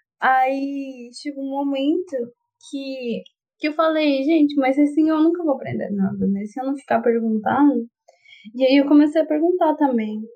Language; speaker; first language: Portuguese; non-native, fluent; Spanish